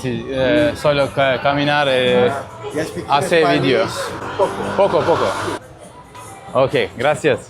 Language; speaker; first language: Spanish; non-native, learner; Turkish